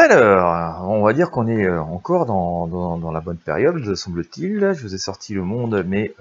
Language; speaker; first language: French; native; French